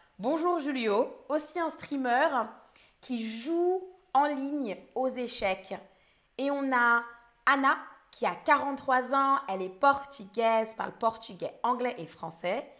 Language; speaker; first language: French; native; French